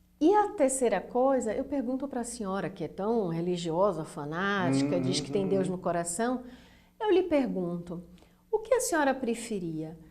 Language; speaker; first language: Portuguese; native; Portuguese